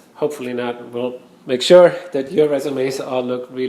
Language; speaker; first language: English; non-native, fluent; German